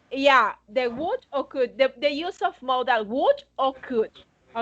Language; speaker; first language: English; non-native, fluent; Spanish